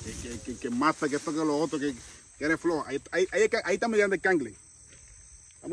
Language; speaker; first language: Spanish; native; Spanish